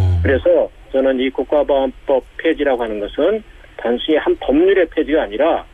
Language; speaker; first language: Korean; native; Korean